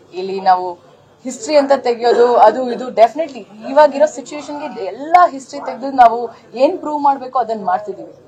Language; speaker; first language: Kannada; native; Kannada